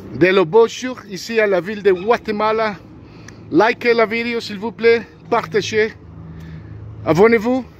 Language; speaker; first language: French; non-native, learner; Spanish